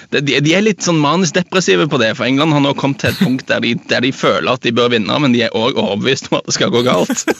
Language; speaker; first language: Norwegian; native; Norwegian